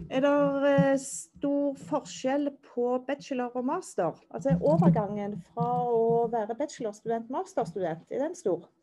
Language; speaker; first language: Norwegian; native; Norwegian